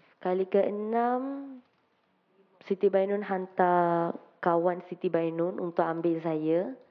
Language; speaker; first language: Malay; non-native, local second language; Tamil